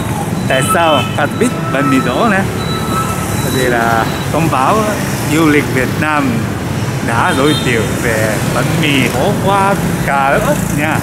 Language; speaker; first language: Vietnamese; non-native, learner; Japanese